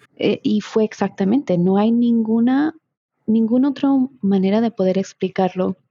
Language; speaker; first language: Spanish; early bilingual, heritage; Spanish